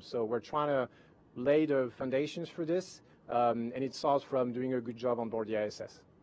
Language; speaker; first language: English; non-native, fluent; French